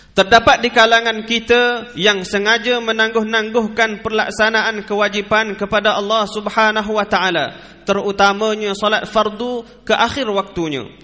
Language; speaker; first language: Malay; native; Malay